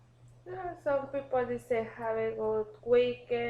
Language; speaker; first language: English; non-native, learner; Spanish